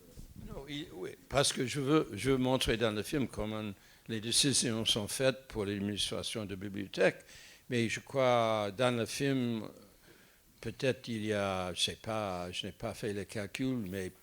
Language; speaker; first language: French; non-native, fluent; English